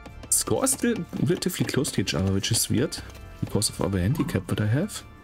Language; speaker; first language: English; non-native, fluent; German